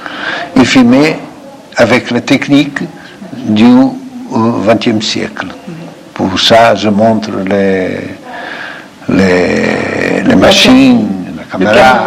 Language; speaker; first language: French; non-native, fluent; Portuguese